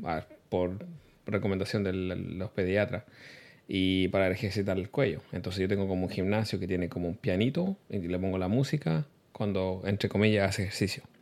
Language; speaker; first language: Spanish; early bilingual, heritage; Spanish